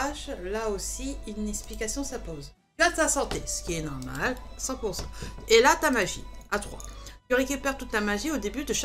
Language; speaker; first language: French; native; French